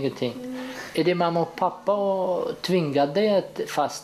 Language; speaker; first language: Swedish; non-native, fluent; Arabic